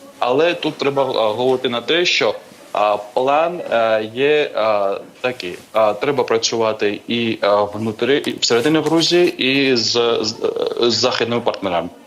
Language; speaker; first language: Ukrainian; non-native, fluent; Georgian